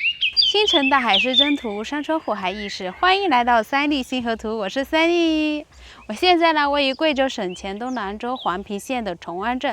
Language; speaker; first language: Chinese; native; Chinese